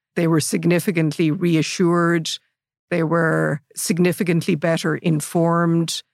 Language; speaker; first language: English; native; English